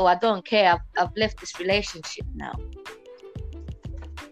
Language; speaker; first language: English; non-native, local second language; Ganda